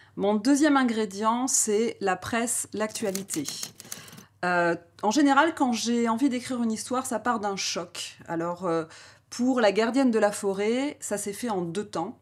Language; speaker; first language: French; native; French